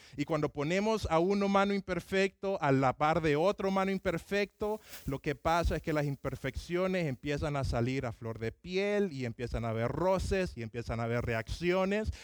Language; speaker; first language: Spanish; early bilingual, other home language; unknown